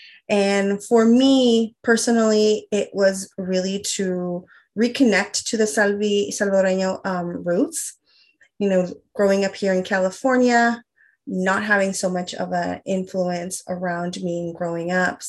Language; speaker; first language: English; early bilingual, other home language; Spanish